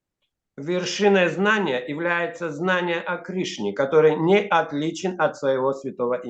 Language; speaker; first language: Russian; native; Russian